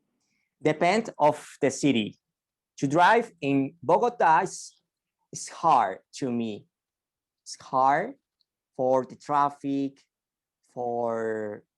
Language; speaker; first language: English; non-native, fluent; Spanish